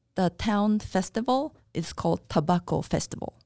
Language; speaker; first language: English; non-native, fluent; Japanese